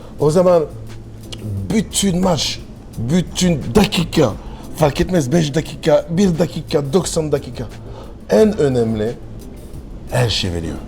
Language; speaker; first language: Turkish; non-native, learner; French